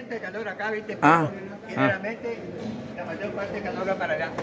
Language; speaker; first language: Spanish; native; Spanish